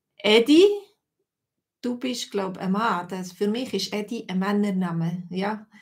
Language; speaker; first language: German; native; German